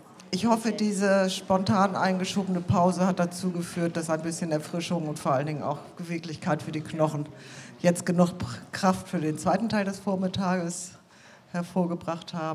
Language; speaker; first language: German; native; German